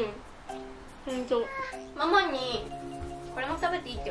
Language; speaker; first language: Japanese; native; Japanese